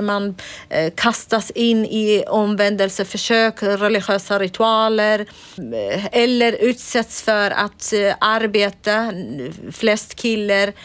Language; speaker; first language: Swedish; non-native, fluent; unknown